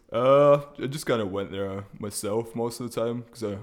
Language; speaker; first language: English; early bilingual, other home language; Russian